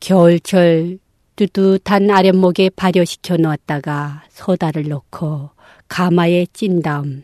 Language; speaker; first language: Korean; non-native, local second language; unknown